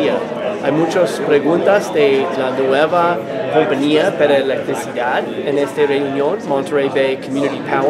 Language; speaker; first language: Spanish; non-native, learner; English